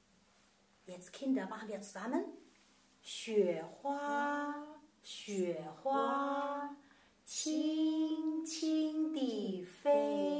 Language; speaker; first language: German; non-native, fluent; Chinese